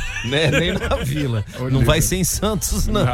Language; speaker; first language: Portuguese; native; Portuguese